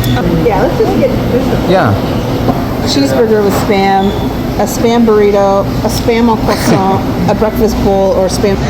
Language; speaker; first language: English; native; English